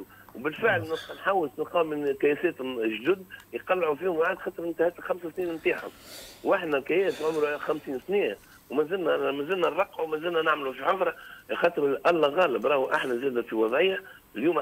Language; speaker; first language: Arabic; native; Arabic